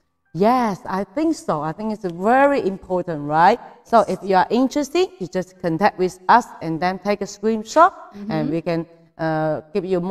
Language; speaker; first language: English; non-native, fluent; Chinese